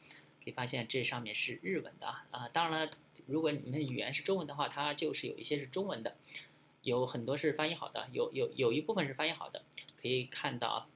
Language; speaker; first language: Chinese; native; Chinese